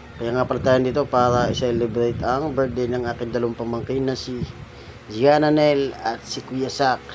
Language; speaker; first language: Filipino; native; Filipino